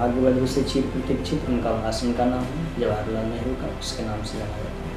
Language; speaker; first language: Hindi; native; Hindi